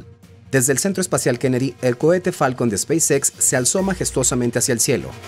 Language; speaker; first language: Spanish; native; Spanish